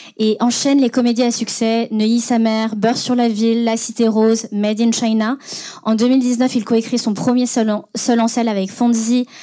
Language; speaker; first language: French; native; French